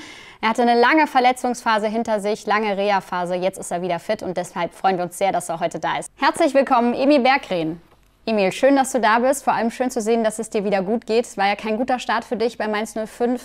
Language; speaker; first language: German; native; German